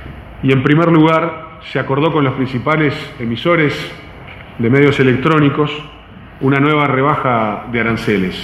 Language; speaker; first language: Spanish; native; Spanish